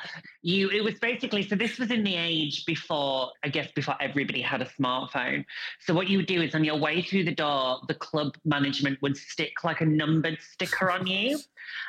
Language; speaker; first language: English; native; English